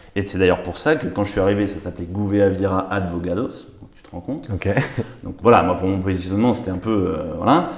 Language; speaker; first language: French; native; French